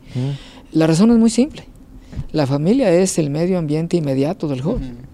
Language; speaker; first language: Spanish; native; Spanish